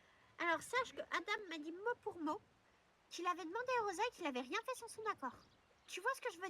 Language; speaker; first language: French; native; French